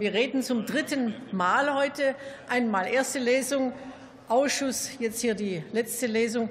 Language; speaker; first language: German; native; German